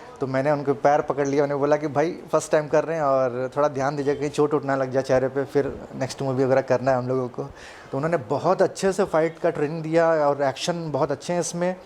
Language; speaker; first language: Hindi; non-native, local second language; Telugu